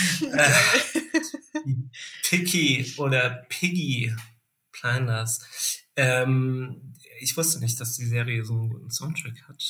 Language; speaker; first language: German; native; German